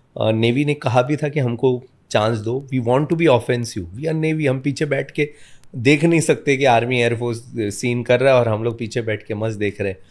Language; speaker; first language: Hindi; non-native, local second language; Malayalam